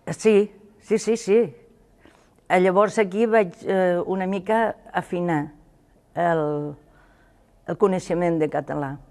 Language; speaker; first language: Catalan; non-native, local second language; Spanish